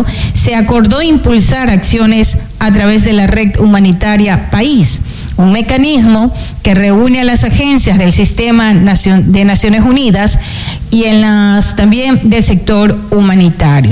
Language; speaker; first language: Spanish; native; Spanish